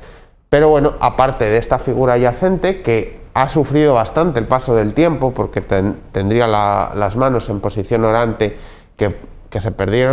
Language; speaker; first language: Spanish; native; Spanish